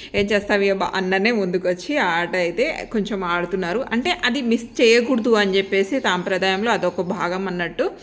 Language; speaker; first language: Telugu; non-native, local second language; Lambadi